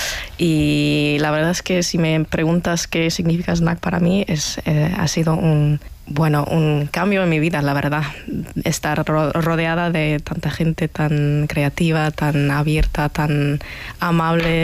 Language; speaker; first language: Spanish; non-native, fluent; German